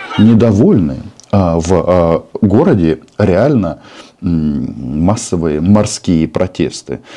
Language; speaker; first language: Russian; native; Russian